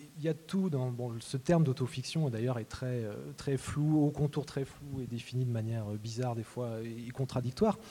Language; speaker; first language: French; native; French